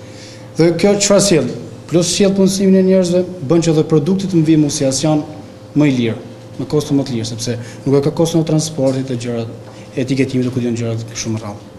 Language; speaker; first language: Albanian; native; Albanian